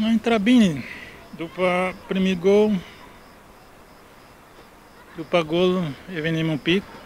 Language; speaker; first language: Romanian; non-native, learner; Portuguese